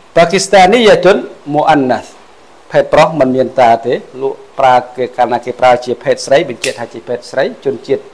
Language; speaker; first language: Arabic; non-native, fluent; Khmer